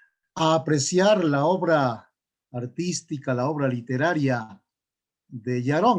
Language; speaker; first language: Spanish; native; Spanish